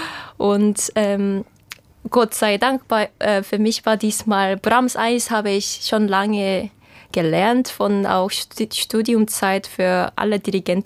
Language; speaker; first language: German; non-native, fluent; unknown